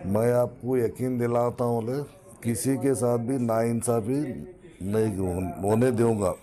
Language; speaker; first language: Hindi; non-native, local second language; Telugu